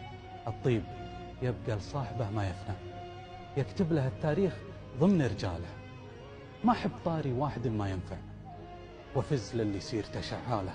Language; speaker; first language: Arabic; native; Arabic